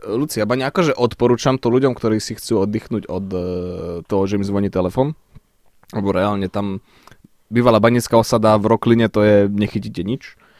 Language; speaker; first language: Slovak; early bilingual, other home language; Czech